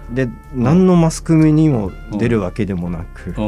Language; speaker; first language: Japanese; native; Japanese